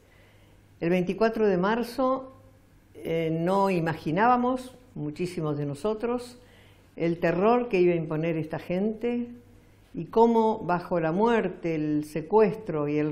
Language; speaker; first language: Spanish; native; Spanish